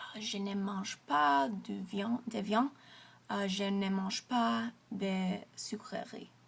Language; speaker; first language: French; non-native, learner; English